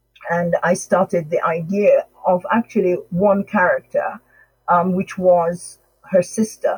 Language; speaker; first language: English; non-native, local second language; Krio